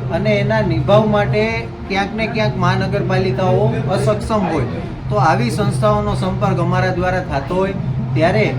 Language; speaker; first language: Gujarati; native; Gujarati